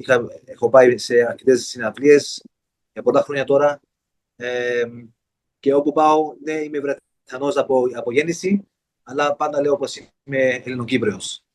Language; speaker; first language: Greek; early bilingual, heritage; Greek